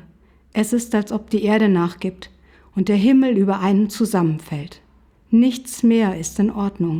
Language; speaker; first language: German; native; German